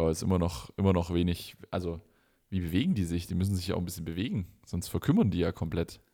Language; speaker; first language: German; native; German